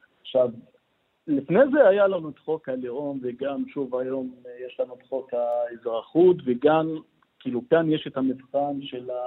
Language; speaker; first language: Hebrew; non-native, local second language; Arabic